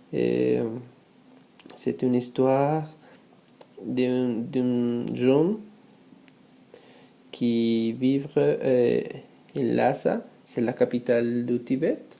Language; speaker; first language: French; non-native, learner; Spanish